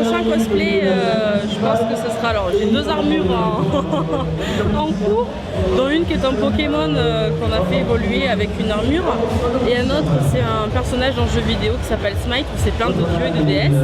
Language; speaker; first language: French; native; French